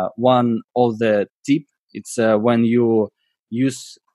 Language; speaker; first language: English; non-native, learner; Russian